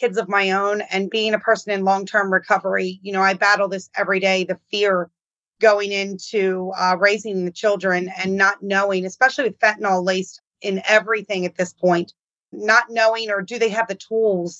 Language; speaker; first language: English; native; English